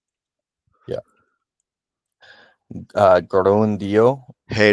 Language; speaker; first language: Spanish; non-native, learner; English